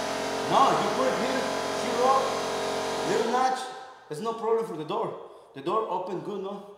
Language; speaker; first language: English; non-native, learner; Spanish